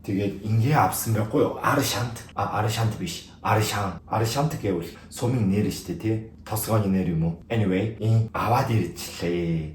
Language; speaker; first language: Mongolian; non-native, learner; Korean